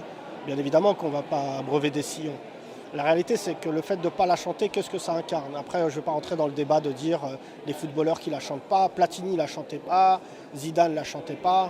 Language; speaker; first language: French; native; French